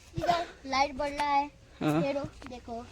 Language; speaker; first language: Hindi; non-native, local second language; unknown